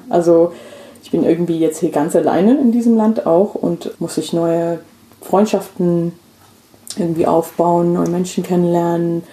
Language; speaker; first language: German; non-native, fluent; English